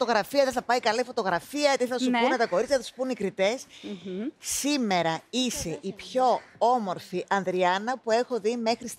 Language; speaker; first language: Greek; native; Greek